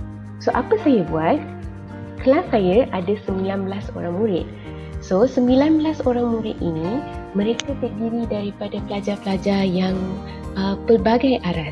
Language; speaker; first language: Malay; native; Malay